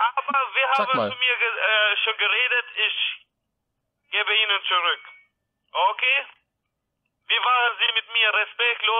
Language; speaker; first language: German; non-native, learner; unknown